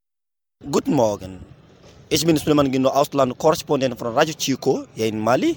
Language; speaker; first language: German; non-native, learner; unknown